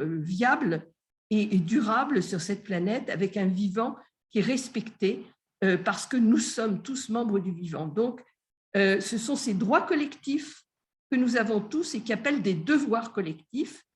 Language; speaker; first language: French; native; French